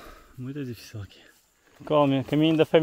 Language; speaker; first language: Portuguese; non-native, learner; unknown